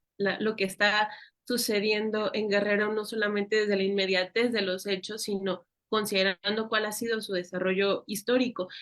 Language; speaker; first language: Spanish; native; Spanish